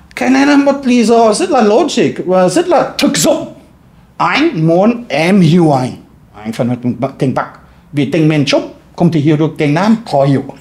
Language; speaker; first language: Vietnamese; non-native, fluent; German